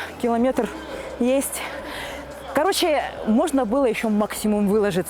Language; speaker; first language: Russian; native; Russian